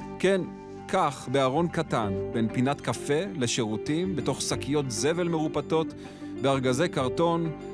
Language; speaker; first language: Hebrew; native; Hebrew